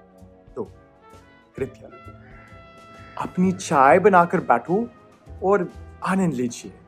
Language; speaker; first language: Hindi; non-native, fluent; English